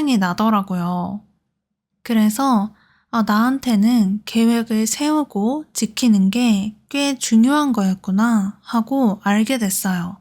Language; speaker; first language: Korean; native; Korean